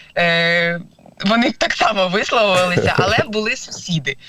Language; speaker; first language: Ukrainian; non-native, local second language; Russian